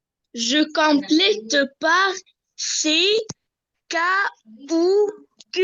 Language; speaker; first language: French; non-native, learner; Arabic